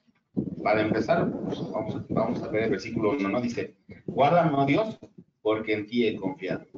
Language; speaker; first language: Spanish; native; Spanish